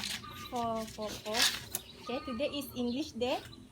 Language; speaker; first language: English; non-native, learner; Malay